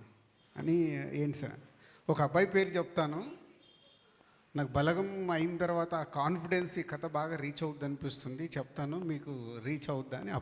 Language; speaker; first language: Telugu; native; Telugu